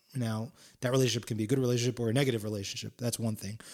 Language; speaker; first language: English; native; English